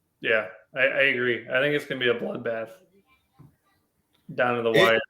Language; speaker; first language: English; native; English